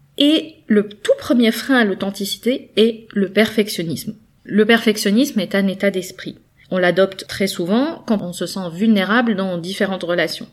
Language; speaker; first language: French; native; French